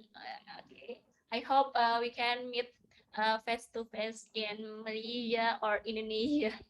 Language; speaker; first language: English; non-native, learner; Indonesian